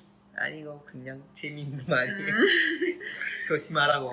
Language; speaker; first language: Korean; non-native, learner; Urdu